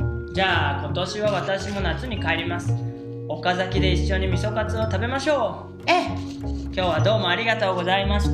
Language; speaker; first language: Japanese; native; Japanese